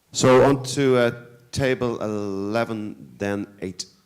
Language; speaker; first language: English; native; English